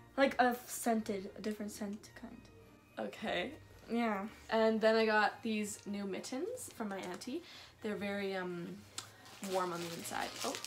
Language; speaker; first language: English; native; English